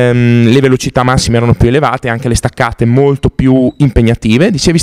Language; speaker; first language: Italian; native; Italian